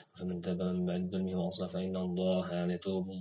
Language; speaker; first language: Arabic; non-native, learner; Indonesian